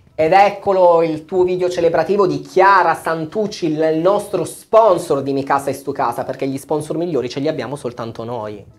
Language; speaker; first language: Italian; native; Italian